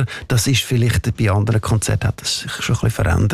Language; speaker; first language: German; native; German